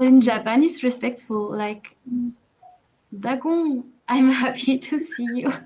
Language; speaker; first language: English; non-native, learner; French